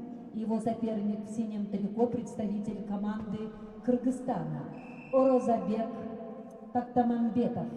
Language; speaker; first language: Russian; native; Russian